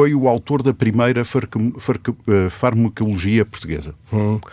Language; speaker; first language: Portuguese; native; Portuguese